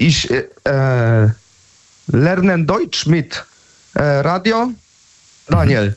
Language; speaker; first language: German; non-native, learner; Polish